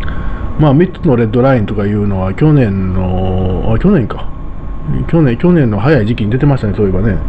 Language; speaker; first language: Japanese; native; Japanese